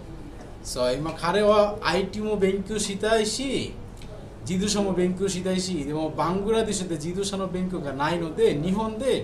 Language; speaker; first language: Japanese; non-native, learner; Bangla